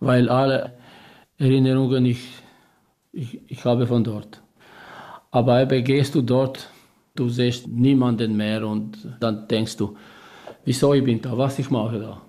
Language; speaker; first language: German; non-native, learner; Albanian